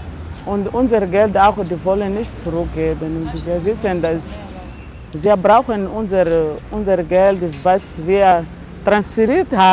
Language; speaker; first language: German; non-native, learner; Portuguese